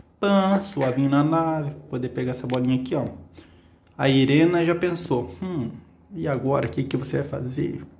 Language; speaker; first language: Portuguese; native; Portuguese